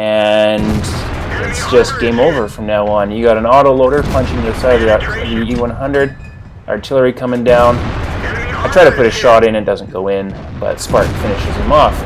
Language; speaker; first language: English; native; English